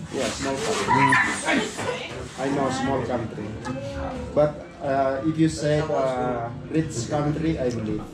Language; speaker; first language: English; non-native, learner; Indonesian